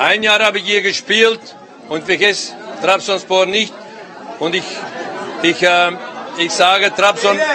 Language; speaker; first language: German; non-native, fluent; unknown